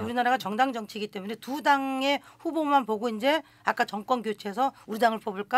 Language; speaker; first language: Korean; native; Korean